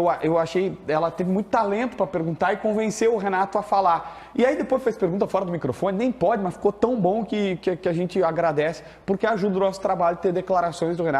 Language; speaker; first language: Portuguese; native; Portuguese